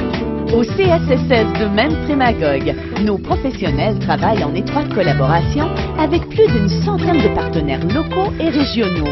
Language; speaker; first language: French; native; French